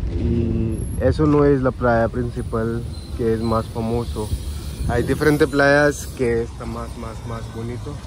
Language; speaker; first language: Spanish; non-native, learner; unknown